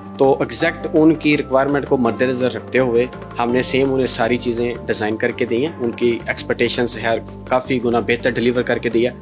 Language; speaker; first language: Urdu; non-native, local second language; Punjabi